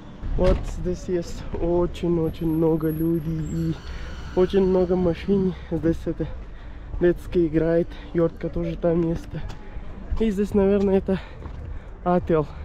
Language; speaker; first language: Russian; non-native, learner; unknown